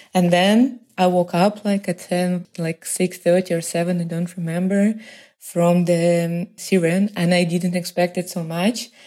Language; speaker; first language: English; non-native, fluent; Russian